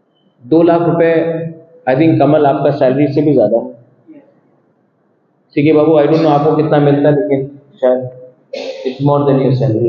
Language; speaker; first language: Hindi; non-native, local second language; Kok Borok